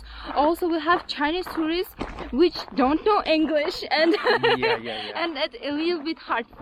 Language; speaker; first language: English; non-native, learner; Kazakh